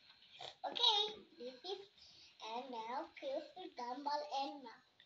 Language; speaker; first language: English; non-native, learner; Indonesian